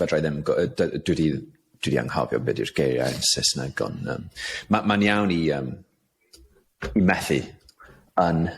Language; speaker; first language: Welsh; non-native, fluent; English